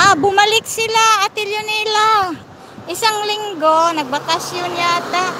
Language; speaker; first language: Filipino; non-native, local second language; Cebuano